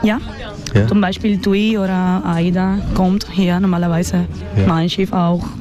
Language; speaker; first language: German; non-native, fluent; Spanish